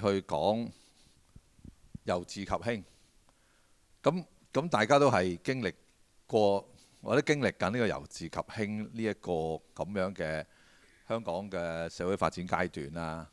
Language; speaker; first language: Cantonese; native; Cantonese